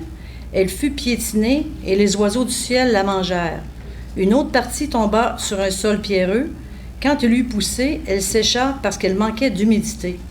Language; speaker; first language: French; native; French